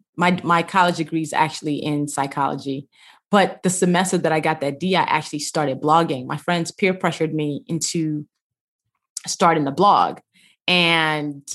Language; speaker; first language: English; early bilingual, other home language; Yoruba